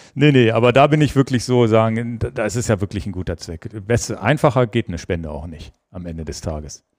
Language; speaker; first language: German; native; German